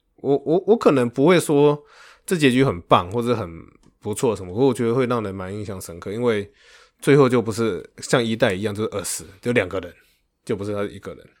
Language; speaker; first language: Chinese; native; Chinese